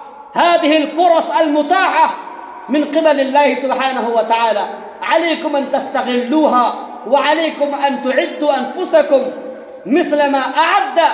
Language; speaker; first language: Arabic; non-native, fluent; Urdu